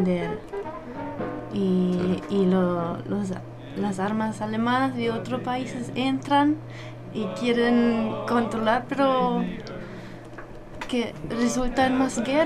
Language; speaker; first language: Spanish; non-native, learner; German